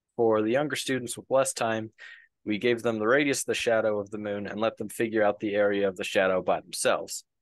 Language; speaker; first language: English; native; English